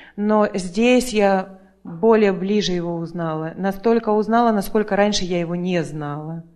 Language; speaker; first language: Russian; native; Russian